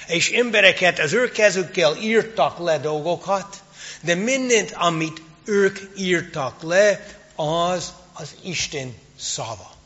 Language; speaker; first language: Hungarian; non-native, fluent; English